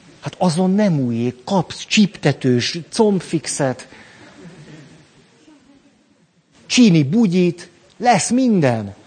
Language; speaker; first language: Hungarian; native; Hungarian